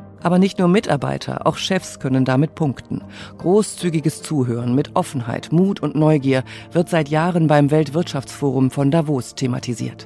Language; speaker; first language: German; native; German